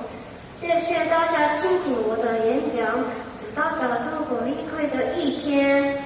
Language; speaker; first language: Chinese; non-native, learner; Korean